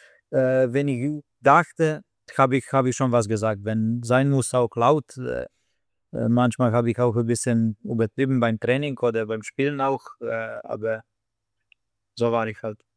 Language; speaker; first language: German; non-native, fluent; Slovenian